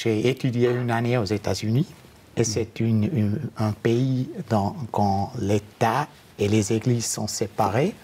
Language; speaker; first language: French; non-native, fluent; German